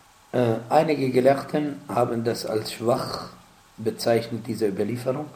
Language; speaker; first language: German; non-native, fluent; Arabic